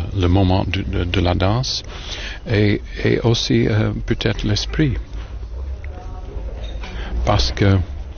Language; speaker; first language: French; non-native, fluent; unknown